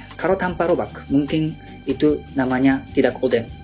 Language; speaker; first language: Indonesian; non-native, learner; Japanese